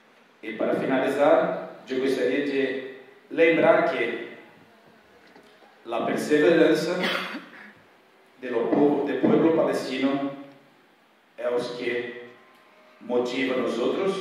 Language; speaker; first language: Spanish; non-native, fluent; Portuguese